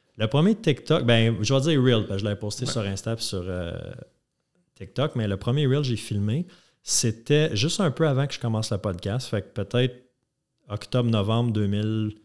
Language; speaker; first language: French; native; French